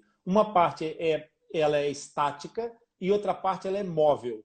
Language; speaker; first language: Portuguese; native; Portuguese